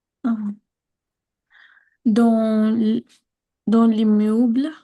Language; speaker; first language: French; non-native, learner; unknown